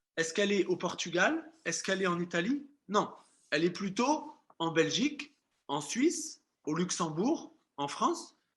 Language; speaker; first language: French; native; French